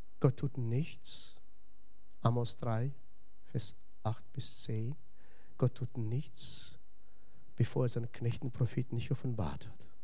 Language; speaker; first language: German; non-native, fluent; Russian